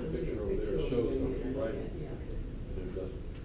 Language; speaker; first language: English; native; English